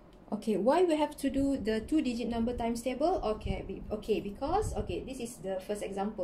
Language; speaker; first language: English; non-native, local second language; Malay